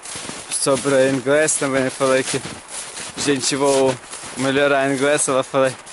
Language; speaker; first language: Portuguese; non-native, learner; Russian